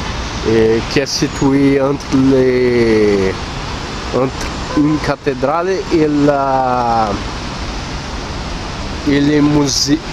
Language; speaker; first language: French; non-native, learner; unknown